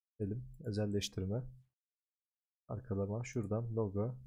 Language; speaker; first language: Turkish; native; Turkish